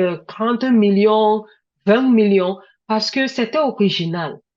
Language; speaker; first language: French; non-native, learner; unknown